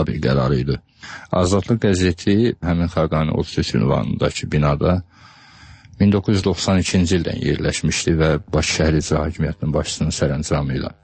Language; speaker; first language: Azerbaijani; native; Azerbaijani